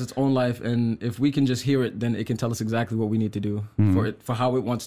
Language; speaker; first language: English; native; English